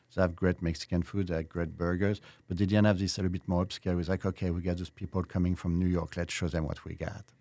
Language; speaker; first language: English; non-native, fluent; French